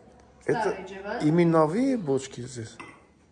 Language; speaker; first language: Russian; non-native, learner; Armenian